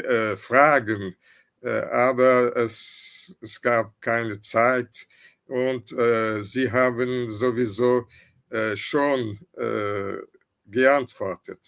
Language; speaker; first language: German; non-native, fluent; Portuguese